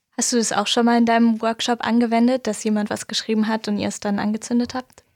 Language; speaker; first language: German; native; German